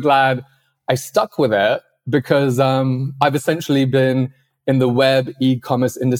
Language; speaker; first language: English; non-native, local second language; Cantonese